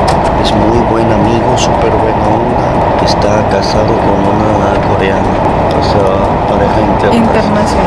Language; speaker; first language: Spanish; non-native, fluent; Korean